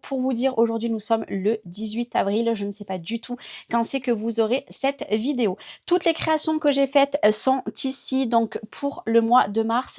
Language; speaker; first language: French; native; French